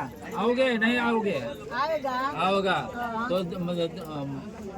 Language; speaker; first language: Hindi; non-native, local second language; Telugu